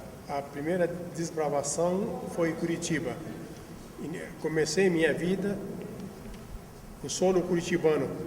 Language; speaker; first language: Portuguese; non-native, fluent; Arabic